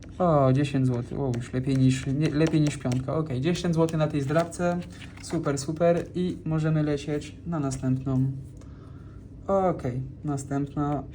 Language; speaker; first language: Polish; non-native, fluent; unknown